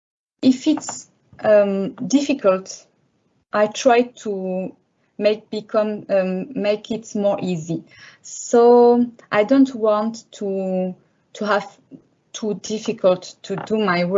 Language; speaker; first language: English; non-native, learner; French